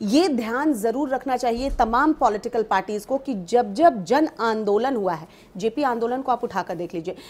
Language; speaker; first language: Hindi; native; Hindi